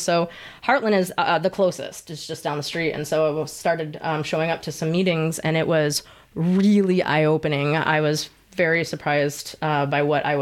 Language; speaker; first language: English; native; English